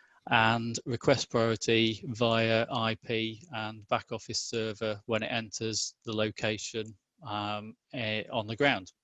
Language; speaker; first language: English; native; English